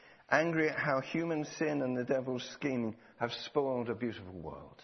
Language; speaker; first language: English; native; English